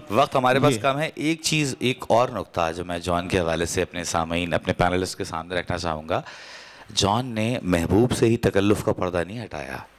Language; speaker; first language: Urdu; native; Urdu